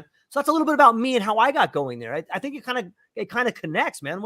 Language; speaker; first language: English; native; English